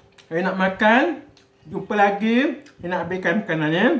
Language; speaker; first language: Malay; native; Malay